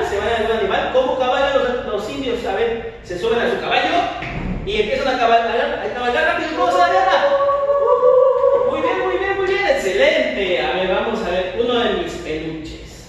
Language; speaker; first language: Spanish; native; Spanish